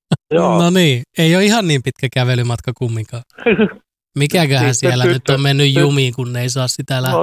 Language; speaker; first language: Finnish; native; Finnish